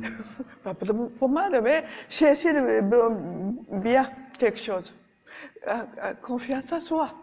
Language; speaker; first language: French; non-native, learner; Japanese